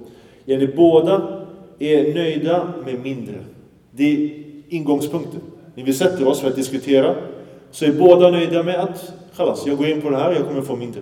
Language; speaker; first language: Swedish; early bilingual, other home language; Arabic